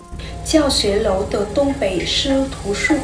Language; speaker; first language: Chinese; non-native, learner; Vietnamese